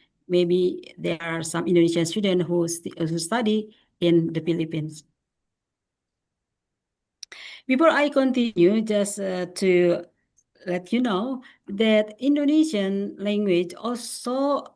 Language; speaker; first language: English; non-native, fluent; Indonesian